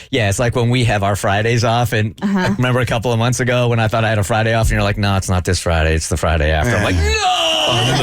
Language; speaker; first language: English; native; English